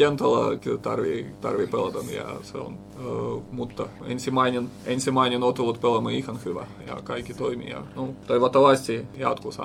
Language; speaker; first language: Finnish; non-native, learner; Russian